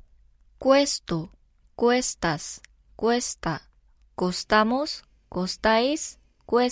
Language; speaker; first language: Spanish; non-native, learner; Korean